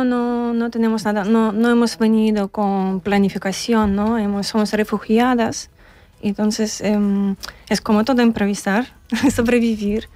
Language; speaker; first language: Spanish; non-native, learner; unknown